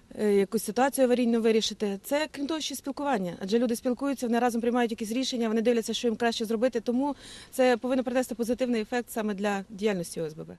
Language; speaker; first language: Ukrainian; native; Ukrainian